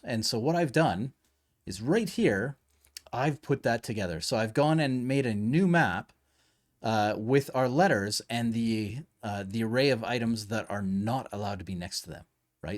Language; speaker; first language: English; native; English